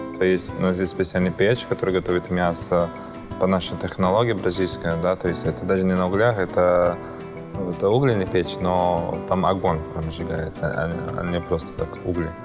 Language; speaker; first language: Russian; non-native, fluent; Portuguese